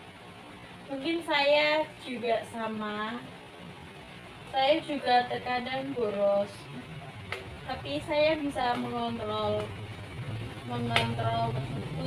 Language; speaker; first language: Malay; non-native, local second language; Javanese